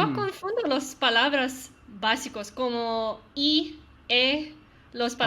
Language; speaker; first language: Spanish; non-native, learner; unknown